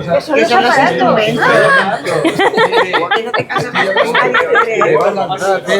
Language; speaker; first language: Spanish; native; Spanish